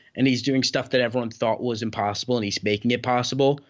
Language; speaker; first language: English; native; English